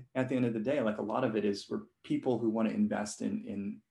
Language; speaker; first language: English; non-native, local second language; Cantonese